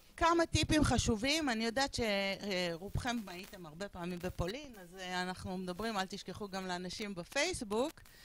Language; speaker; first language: Hebrew; non-native, fluent; Spanish